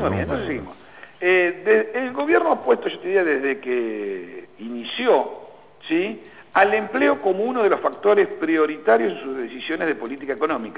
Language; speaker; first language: Spanish; native; Spanish